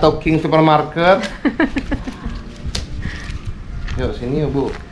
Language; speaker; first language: Indonesian; native; Indonesian